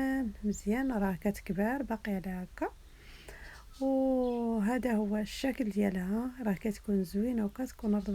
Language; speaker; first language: Arabic; native; Arabic